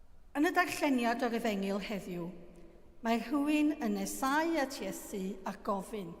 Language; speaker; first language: Welsh; native; Welsh